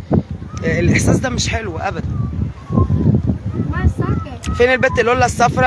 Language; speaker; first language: Arabic; native; Arabic